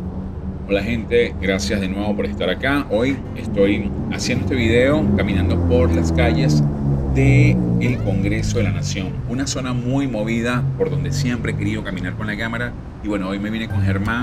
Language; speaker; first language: Spanish; native; Spanish